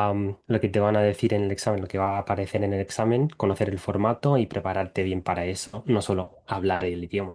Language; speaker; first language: Spanish; non-native, fluent; English